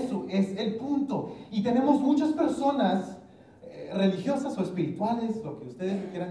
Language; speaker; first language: Spanish; early bilingual, heritage; English